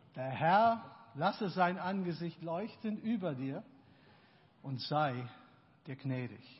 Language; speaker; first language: German; native; German